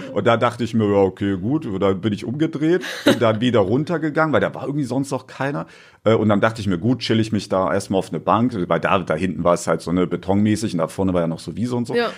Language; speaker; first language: German; native; German